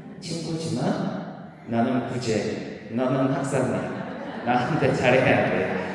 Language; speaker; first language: Korean; native; Korean